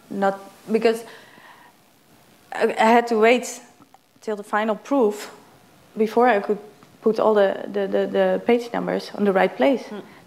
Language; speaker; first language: English; non-native, fluent; Dutch